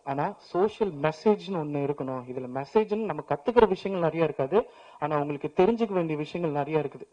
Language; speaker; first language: Tamil; native; Tamil